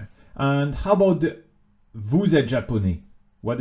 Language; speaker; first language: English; non-native, fluent; French